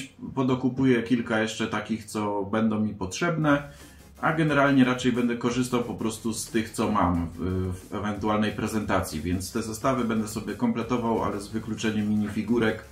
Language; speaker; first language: Polish; native; Polish